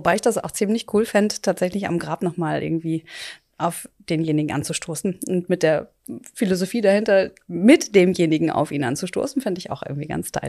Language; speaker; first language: German; native; German